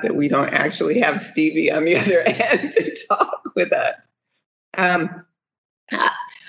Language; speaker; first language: English; native; English